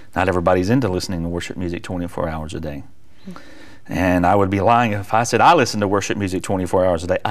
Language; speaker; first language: English; native; English